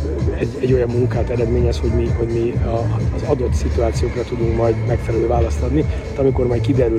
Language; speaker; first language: Hungarian; native; Hungarian